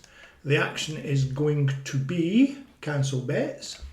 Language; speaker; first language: English; native; English